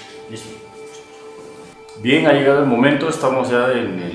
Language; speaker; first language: Spanish; native; Spanish